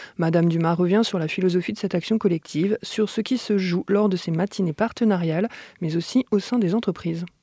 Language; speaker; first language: French; native; French